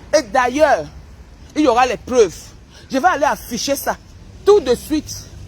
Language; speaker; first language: French; non-native, local second language; Basaa